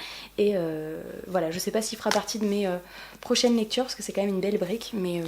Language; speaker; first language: French; native; French